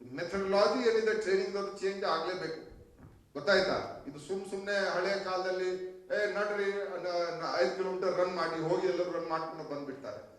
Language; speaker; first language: Kannada; non-native, fluent; Hindi